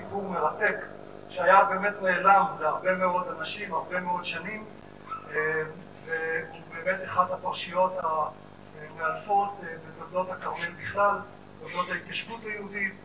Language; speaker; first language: Hebrew; native; Hebrew